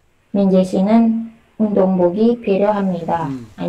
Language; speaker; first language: Korean; non-native, learner; Indonesian